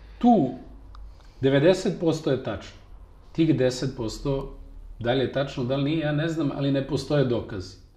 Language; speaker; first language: Serbian; native; Serbian